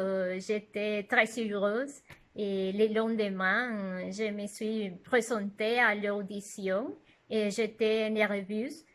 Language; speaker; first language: French; non-native, fluent; Spanish